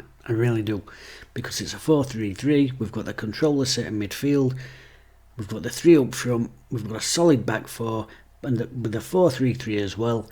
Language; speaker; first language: English; native; English